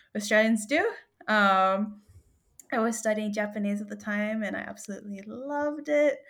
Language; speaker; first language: English; native; English